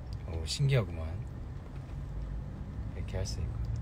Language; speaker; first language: Korean; early bilingual, heritage; Korean